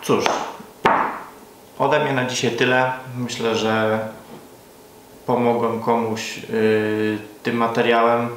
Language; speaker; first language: Polish; native; Polish